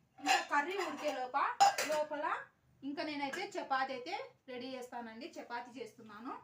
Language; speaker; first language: Telugu; non-native, local second language; Urdu